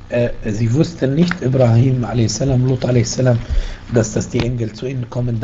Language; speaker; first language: German; non-native, fluent; Arabic